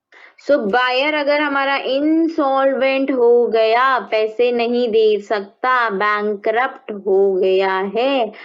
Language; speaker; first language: Hindi; native; Hindi